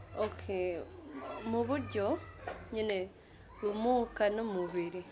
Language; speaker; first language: Kinyarwanda; non-native, fluent; Kikuyu